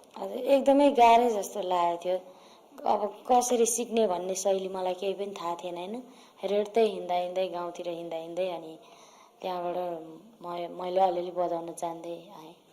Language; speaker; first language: Nepali; native; Nepali